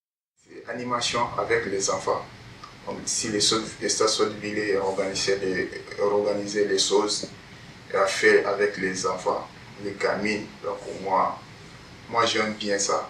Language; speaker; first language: French; non-native, learner; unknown